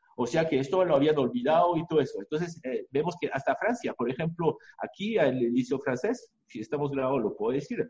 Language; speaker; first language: Spanish; non-native, fluent; French